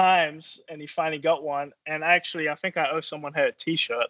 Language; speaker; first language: English; native; English